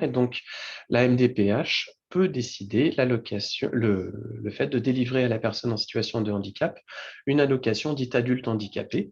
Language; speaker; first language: French; native; French